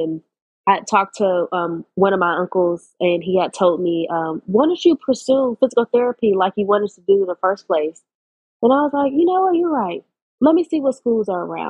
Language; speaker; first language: English; native; English